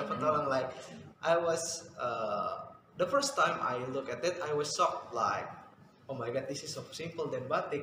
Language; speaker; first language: English; non-native, fluent; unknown